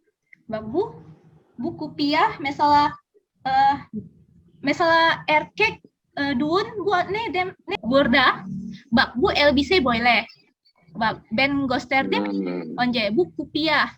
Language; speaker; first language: Turkish; non-native, learner; Indonesian